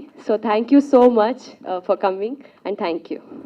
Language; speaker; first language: Telugu; non-native, local second language; Kannada